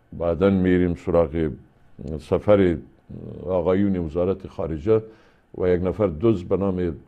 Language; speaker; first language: Persian; native; Persian